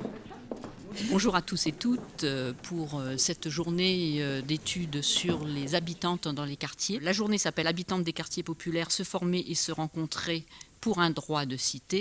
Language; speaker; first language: French; native; French